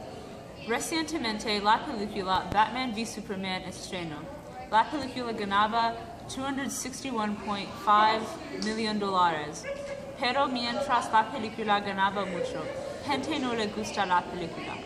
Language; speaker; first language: Spanish; non-native, learner; English